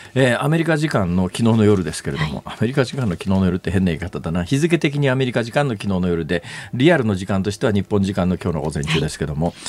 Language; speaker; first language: Japanese; native; Japanese